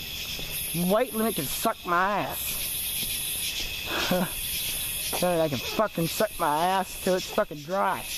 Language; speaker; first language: English; native; English